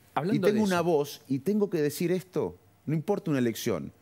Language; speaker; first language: Spanish; native; Spanish